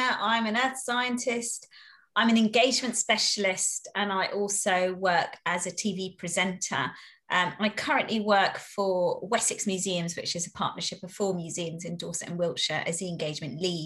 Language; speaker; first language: English; native; English